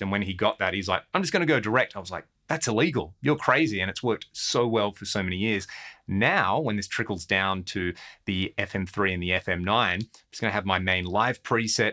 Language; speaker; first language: English; native; English